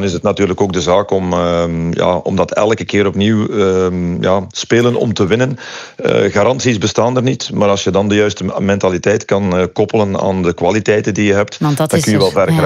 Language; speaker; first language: Dutch; native; Dutch